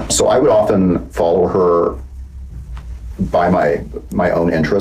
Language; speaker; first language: English; native; English